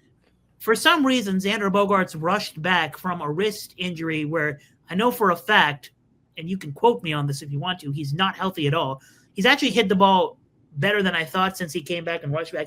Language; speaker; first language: English; native; English